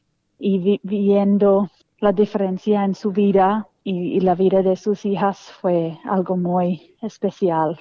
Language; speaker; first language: Spanish; non-native, fluent; English